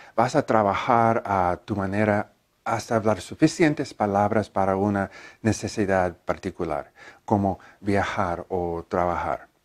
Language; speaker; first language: Spanish; non-native, learner; English